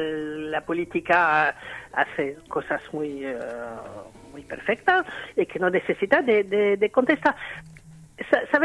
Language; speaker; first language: Spanish; non-native, learner; French